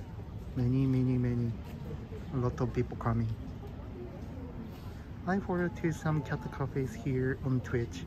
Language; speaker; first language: English; non-native, learner; Japanese